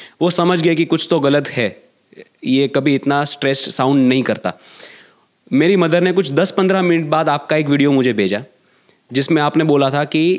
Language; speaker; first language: Hindi; non-native, local second language; Gujarati